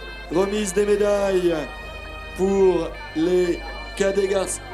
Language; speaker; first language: French; native; French